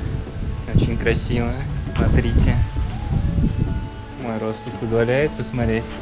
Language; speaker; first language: Russian; native; Russian